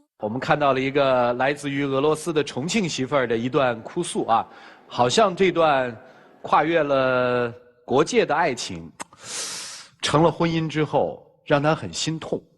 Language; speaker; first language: Chinese; native; Chinese